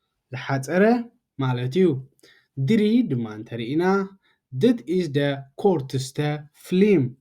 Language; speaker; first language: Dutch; non-native, learner; Tigrinya